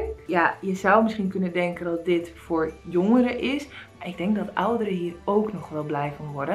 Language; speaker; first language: Dutch; native; Dutch